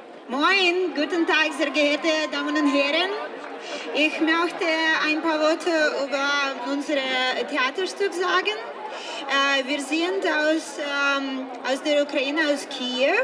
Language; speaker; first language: German; non-native, fluent; Ukrainian